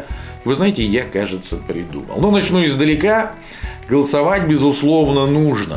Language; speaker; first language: Russian; native; Russian